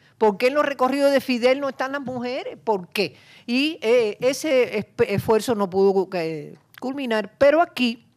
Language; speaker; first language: Spanish; native; Spanish